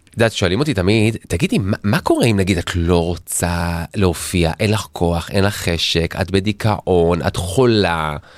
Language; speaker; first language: Hebrew; native; Hebrew